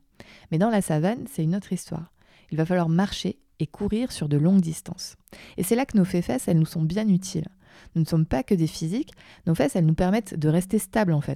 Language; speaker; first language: French; native; French